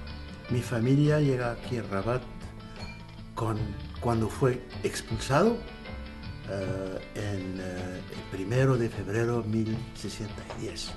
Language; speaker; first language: Spanish; non-native, learner; Arabic